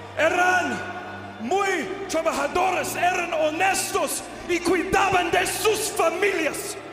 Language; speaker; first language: Spanish; non-native, learner; English